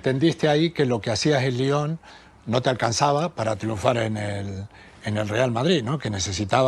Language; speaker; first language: Spanish; native; Spanish